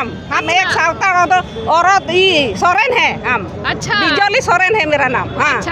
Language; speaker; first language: Hindi; non-native, local second language; Santali